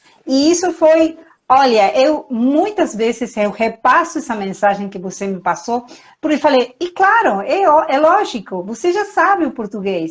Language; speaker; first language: Portuguese; non-native, fluent; Spanish